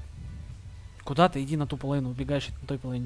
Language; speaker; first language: Russian; native; Russian